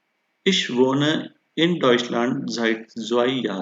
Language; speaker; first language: German; non-native, fluent; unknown